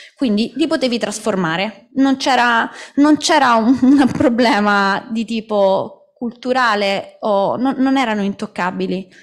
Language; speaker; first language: Italian; native; Italian